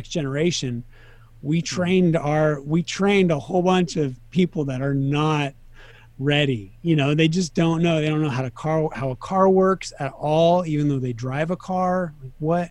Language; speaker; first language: English; native; English